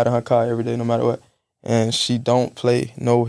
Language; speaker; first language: English; native; English